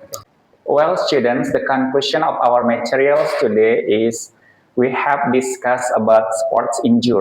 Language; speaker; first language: English; non-native, fluent; Indonesian